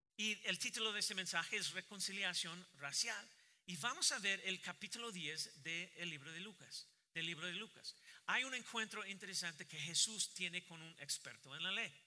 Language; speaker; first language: Spanish; non-native, fluent; English